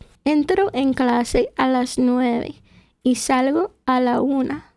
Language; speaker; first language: Spanish; non-native, fluent; English